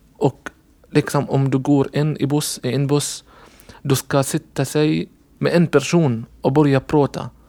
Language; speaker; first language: Swedish; non-native, learner; Arabic